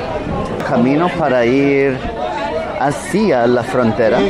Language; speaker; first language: Spanish; non-native, fluent; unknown